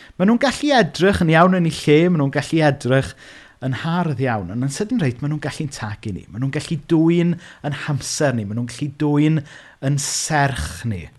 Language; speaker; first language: Welsh; native; Welsh